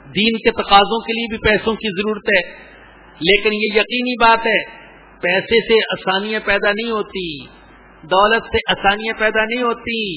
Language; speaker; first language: Urdu; non-native, local second language; Punjabi